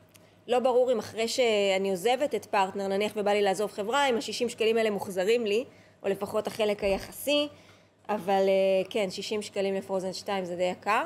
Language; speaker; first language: Hebrew; native; Hebrew